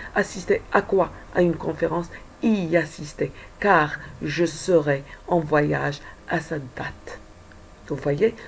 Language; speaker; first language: French; non-native, local second language; Arabic